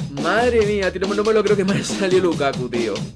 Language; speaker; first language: Spanish; native; Spanish